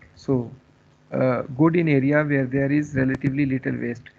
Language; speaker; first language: English; non-native, local second language; Urdu